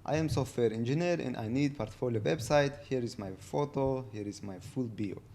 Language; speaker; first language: English; non-native, learner; Uzbek